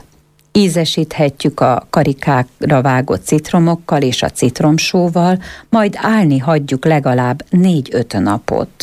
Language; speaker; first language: Hungarian; native; Hungarian